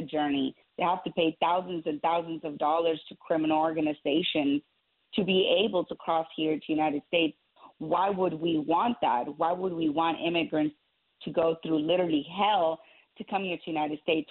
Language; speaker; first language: English; native; English